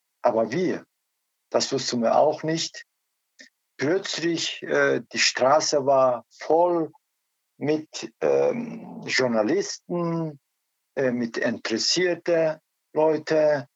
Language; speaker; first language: German; non-native, learner; Turkish